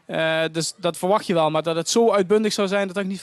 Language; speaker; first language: Dutch; native; Dutch